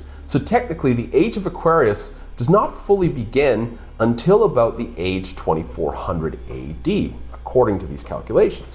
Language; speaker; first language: English; native; English